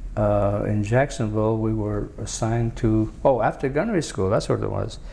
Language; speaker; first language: English; native; English